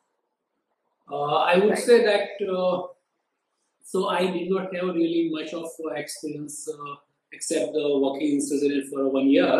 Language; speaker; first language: English; non-native, local second language; Gujarati